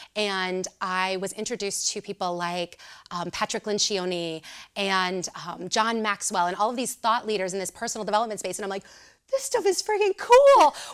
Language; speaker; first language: English; native; English